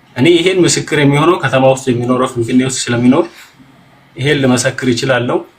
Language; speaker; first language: Amharic; non-native, local second language; Oromo